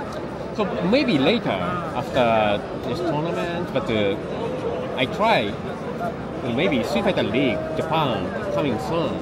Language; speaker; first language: English; non-native, learner; Japanese